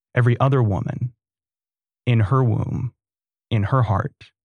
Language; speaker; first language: English; native; English